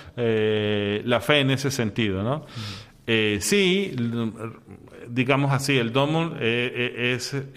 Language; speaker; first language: Spanish; native; Spanish